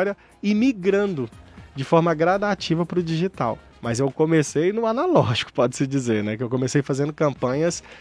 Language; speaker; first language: Portuguese; native; Portuguese